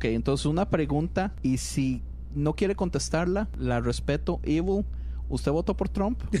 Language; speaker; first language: Spanish; native; Spanish